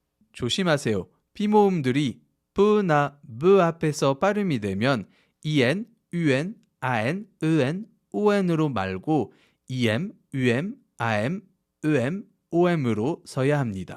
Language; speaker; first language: Korean; non-native, fluent; French